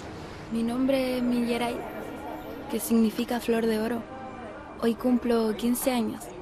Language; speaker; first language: Spanish; native; Spanish